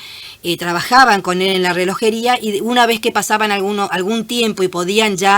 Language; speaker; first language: Spanish; native; Spanish